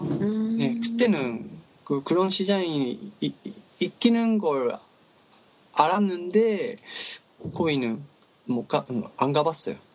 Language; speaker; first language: Korean; non-native, learner; Japanese